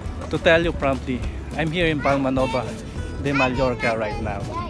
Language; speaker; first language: English; non-native, local second language; Filipino